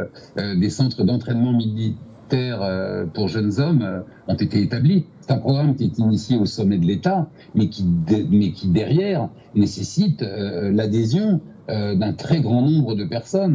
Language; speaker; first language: French; native; French